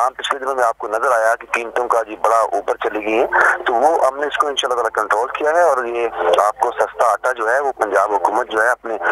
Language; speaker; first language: Urdu; non-native, local second language; Punjabi